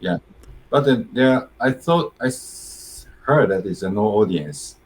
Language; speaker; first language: English; non-native, learner; Japanese